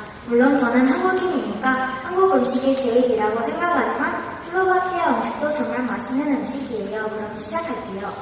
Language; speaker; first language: Korean; early bilingual, heritage; Korean